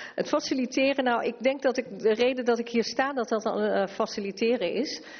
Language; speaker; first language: Dutch; native; Dutch